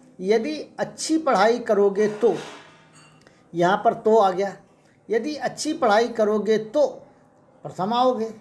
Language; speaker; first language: Hindi; native; Hindi